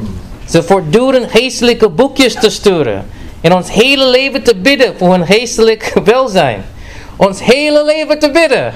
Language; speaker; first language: Dutch; non-native, fluent; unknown